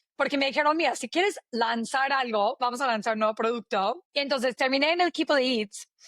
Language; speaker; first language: Spanish; non-native, fluent; English